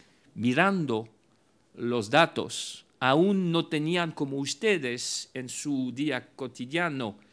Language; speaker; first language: Spanish; non-native, fluent; French